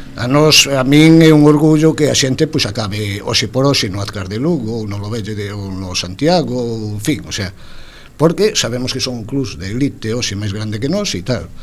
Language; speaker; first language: Galician; non-native, local second language; Spanish